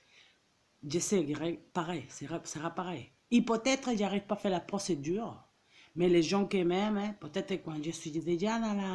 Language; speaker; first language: French; non-native, fluent; Catalan